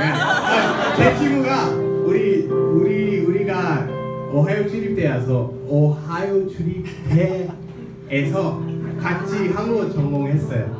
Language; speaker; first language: Korean; non-native, fluent; English